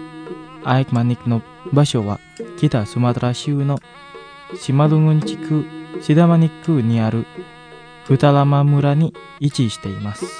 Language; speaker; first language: Japanese; non-native, fluent; Indonesian